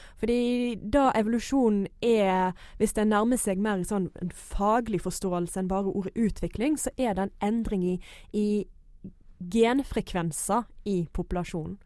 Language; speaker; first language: Norwegian; non-native, fluent; English